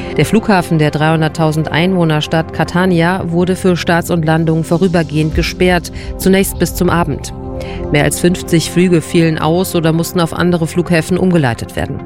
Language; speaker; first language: German; native; German